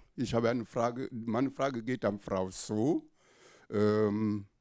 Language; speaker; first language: German; non-native, fluent; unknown